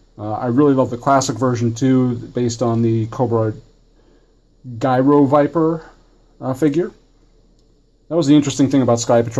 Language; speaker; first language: English; native; English